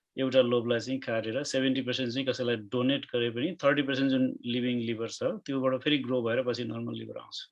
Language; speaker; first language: Nepali; native; Nepali